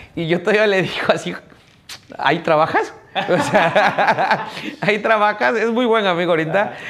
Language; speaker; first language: Spanish; native; Spanish